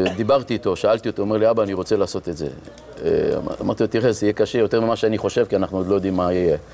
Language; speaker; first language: Hebrew; native; Hebrew